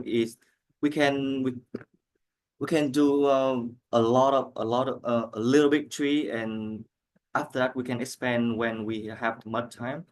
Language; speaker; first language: English; non-native, learner; Vietnamese